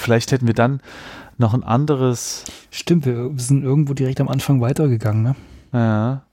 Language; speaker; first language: German; native; German